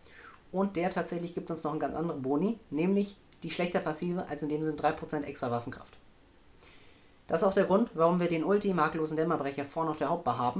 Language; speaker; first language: German; native; German